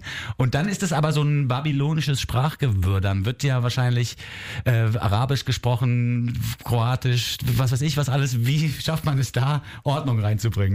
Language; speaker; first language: German; native; German